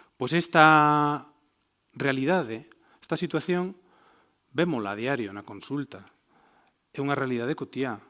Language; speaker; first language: Galician; non-native, fluent; Spanish